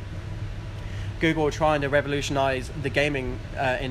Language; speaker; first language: English; native; English